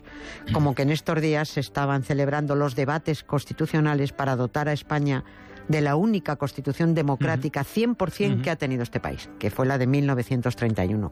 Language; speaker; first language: Spanish; native; Spanish